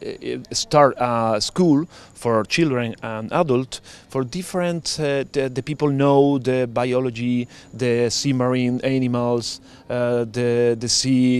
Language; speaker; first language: English; non-native, learner; Spanish